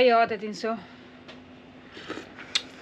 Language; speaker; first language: English; non-native, learner; Spanish